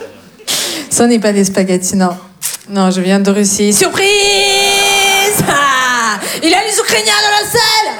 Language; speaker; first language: French; non-native, fluent; Russian